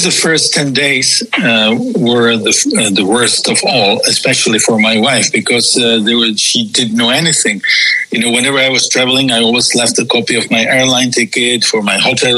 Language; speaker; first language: English; non-native, fluent; Czech